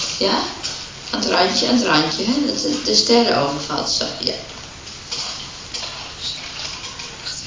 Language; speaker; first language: Dutch; native; Dutch